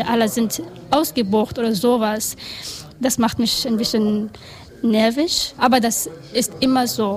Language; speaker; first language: German; non-native, learner; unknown